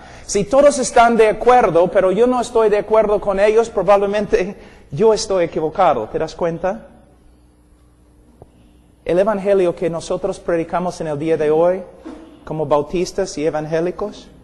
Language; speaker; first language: Spanish; non-native, fluent; English